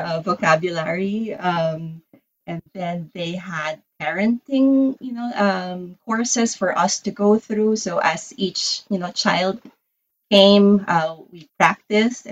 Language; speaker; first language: English; non-native, local second language; Filipino